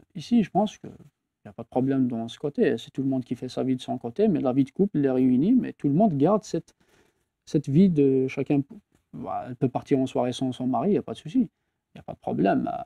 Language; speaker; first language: French; non-native, local second language; Kabyle